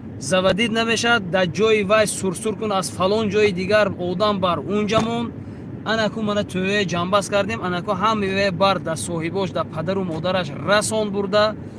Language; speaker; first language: Tajik; native; Tajik